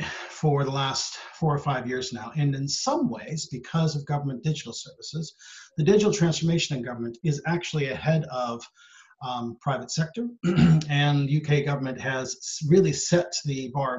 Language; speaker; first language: English; native; English